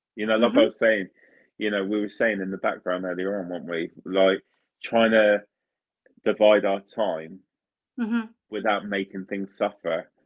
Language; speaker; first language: English; early bilingual, other home language; Italian